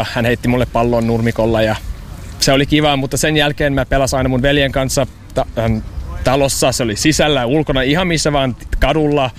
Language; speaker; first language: Finnish; non-native, fluent; English